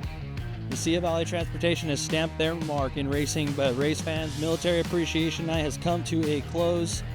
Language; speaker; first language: English; native; English